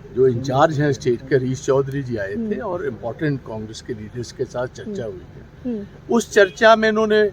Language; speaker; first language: Hindi; non-native, local second language; Punjabi